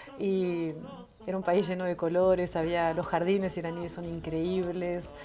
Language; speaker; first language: Spanish; non-native, fluent; French